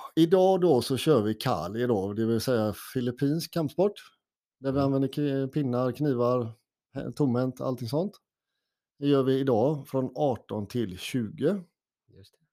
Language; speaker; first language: Swedish; native; Swedish